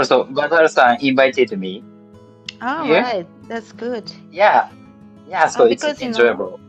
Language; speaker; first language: English; non-native, learner; Japanese